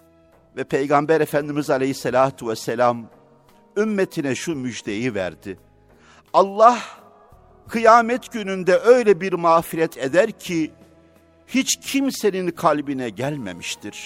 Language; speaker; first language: Turkish; native; Turkish